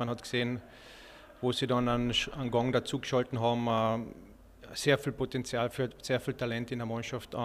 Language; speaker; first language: German; native; German